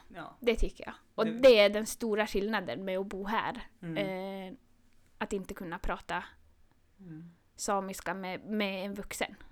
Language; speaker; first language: Swedish; non-native, local second language; Northern Sami